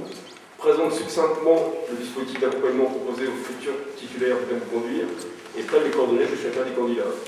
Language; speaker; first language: French; native; French